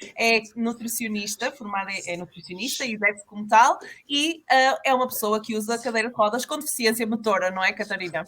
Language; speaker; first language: Portuguese; native; Portuguese